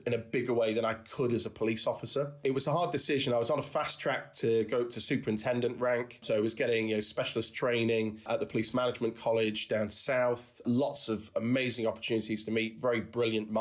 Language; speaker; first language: English; native; English